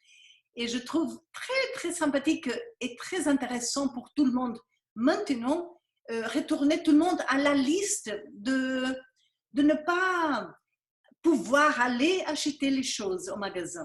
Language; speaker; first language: French; non-native, fluent; Spanish